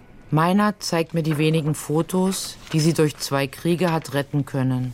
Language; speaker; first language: German; native; German